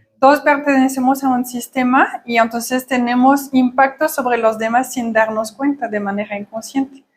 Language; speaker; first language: Spanish; non-native, fluent; French